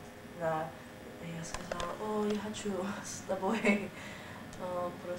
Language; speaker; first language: Russian; non-native, learner; English